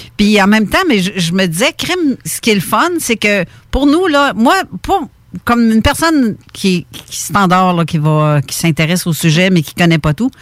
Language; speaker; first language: French; native; French